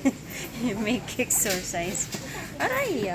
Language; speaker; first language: English; non-native, local second language; Filipino